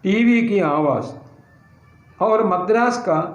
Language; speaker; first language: Hindi; non-native, local second language; Malayalam